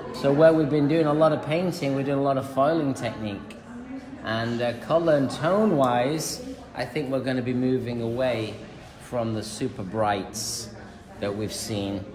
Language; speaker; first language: English; native; English